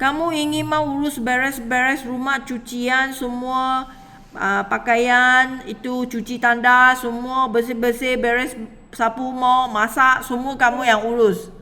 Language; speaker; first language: Malay; non-native, local second language; Chinese